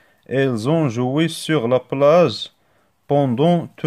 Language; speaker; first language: French; non-native, local second language; Arabic